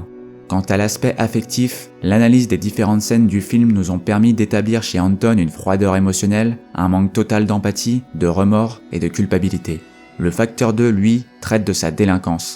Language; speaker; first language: French; native; French